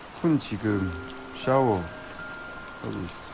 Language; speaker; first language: Korean; non-native, learner; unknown